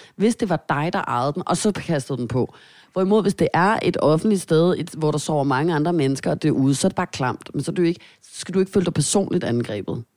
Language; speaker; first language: Danish; native; Danish